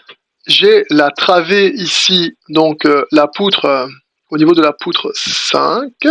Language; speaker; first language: French; native; French